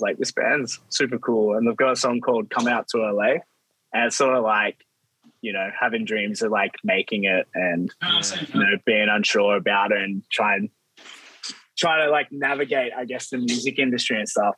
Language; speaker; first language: English; native; English